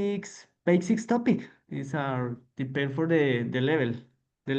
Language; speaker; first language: English; non-native, learner; Spanish